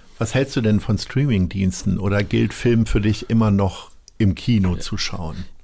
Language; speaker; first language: German; native; German